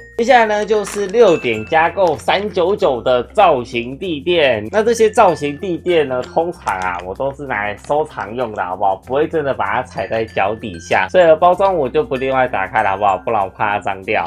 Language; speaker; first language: Chinese; native; Chinese